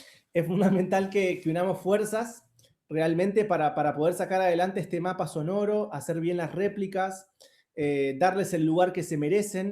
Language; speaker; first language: Spanish; native; Spanish